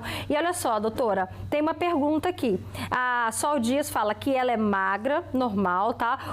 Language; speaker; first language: Portuguese; native; Portuguese